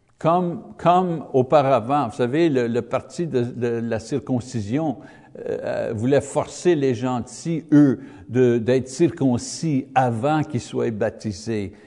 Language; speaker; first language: French; native; French